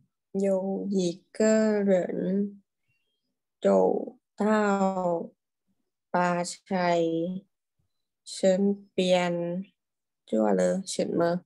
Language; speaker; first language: Chinese; non-native, learner; Thai